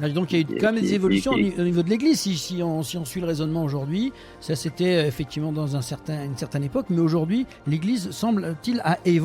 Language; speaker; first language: French; native; French